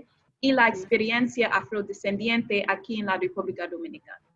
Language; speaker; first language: Spanish; non-native, fluent; English